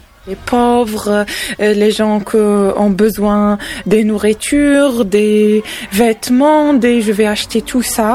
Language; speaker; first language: French; non-native, local second language; Arabic